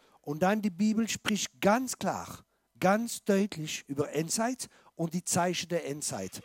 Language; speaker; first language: German; non-native, fluent; French